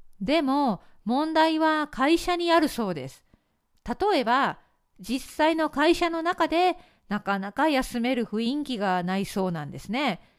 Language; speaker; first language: Japanese; native; Japanese